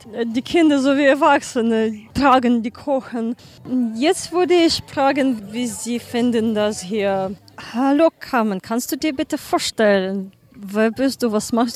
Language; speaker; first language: German; non-native, learner; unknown